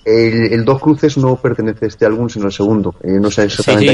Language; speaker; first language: Spanish; native; Spanish